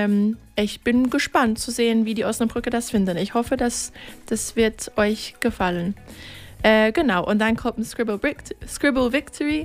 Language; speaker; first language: German; non-native, fluent; English